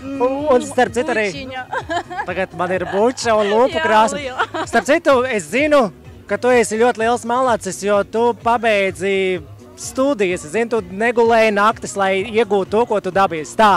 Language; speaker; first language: Latvian; native; Latvian